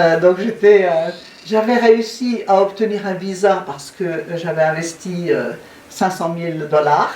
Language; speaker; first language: French; native; French